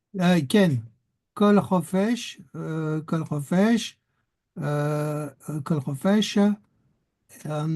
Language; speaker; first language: Hebrew; non-native, learner; French